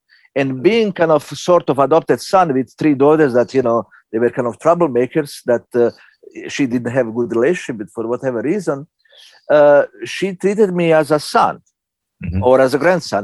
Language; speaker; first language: English; non-native, fluent; Bosnian